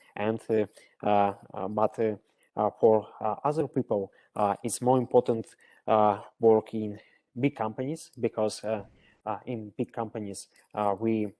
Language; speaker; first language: English; non-native, learner; Russian